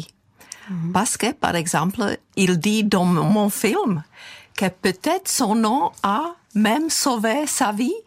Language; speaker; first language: French; non-native, fluent; Czech